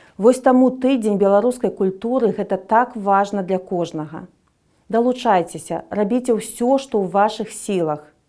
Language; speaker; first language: Belarusian; non-native, local second language; Russian